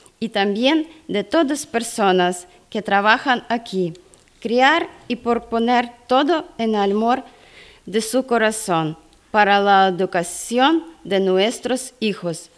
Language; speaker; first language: Spanish; non-native, fluent; Ukrainian